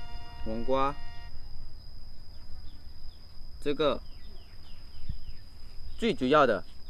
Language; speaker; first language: Chinese; non-native, fluent; Lao